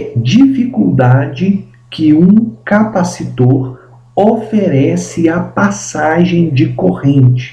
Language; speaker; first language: Portuguese; native; Portuguese